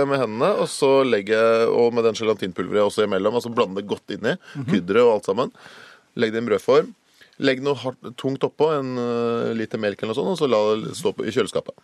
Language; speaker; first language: Norwegian; native; Norwegian